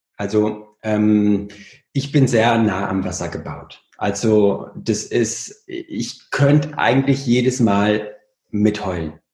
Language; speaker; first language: German; early bilingual, other home language; Italian